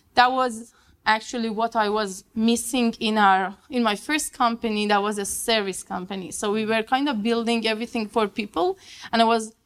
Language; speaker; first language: English; non-native, fluent; Persian